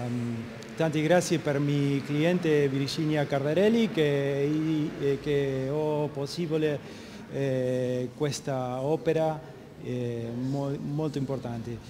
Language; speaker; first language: Italian; non-native, learner; Spanish